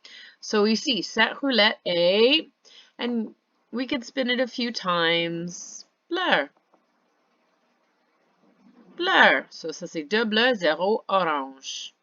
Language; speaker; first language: French; non-native, fluent; English